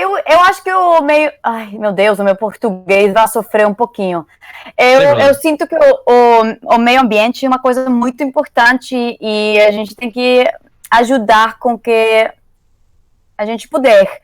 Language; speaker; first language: Portuguese; non-native, learner; Spanish